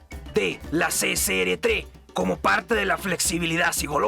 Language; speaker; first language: Spanish; native; Spanish